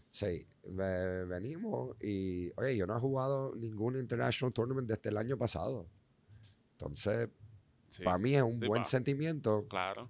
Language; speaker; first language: Spanish; non-native, fluent; Dutch